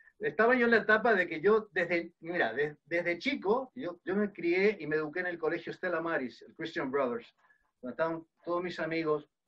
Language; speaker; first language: Spanish; early bilingual, other home language; Dutch